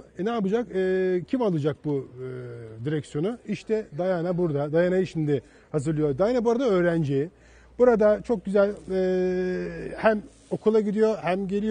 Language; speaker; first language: Turkish; native; Turkish